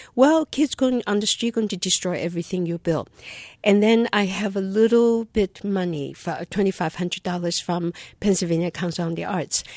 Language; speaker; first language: English; non-native, fluent; Chinese